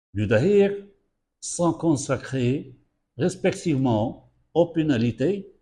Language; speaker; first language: French; non-native, local second language; Arabic